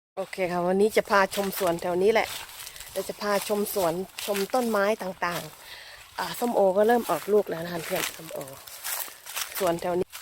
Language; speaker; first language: Thai; non-native, local second language; Northern Khmer